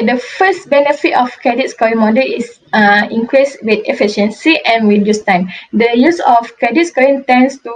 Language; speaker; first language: English; non-native, local second language; Malay